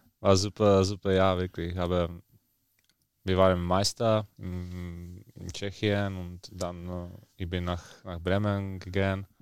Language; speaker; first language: German; non-native, learner; Czech